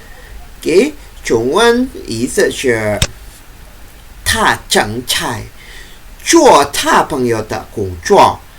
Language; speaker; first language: Chinese; non-native, learner; Indonesian